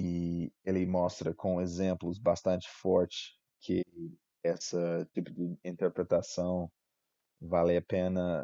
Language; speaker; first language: Portuguese; non-native, fluent; English